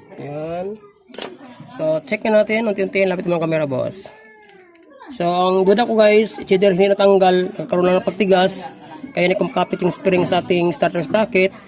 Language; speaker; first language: Filipino; non-native, local second language; Cebuano